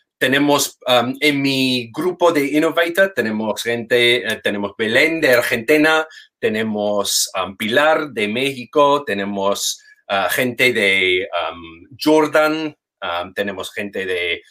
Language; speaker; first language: Spanish; non-native, fluent; English